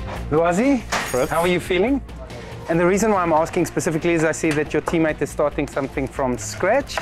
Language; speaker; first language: English; non-native, local second language; Afrikaans